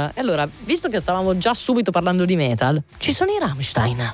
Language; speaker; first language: Italian; native; Italian